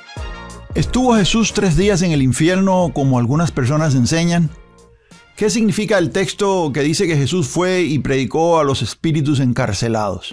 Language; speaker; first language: Spanish; native; Spanish